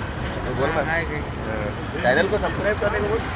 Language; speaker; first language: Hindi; non-native, local second language; Marathi